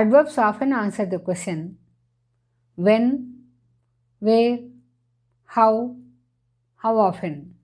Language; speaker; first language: English; non-native, fluent; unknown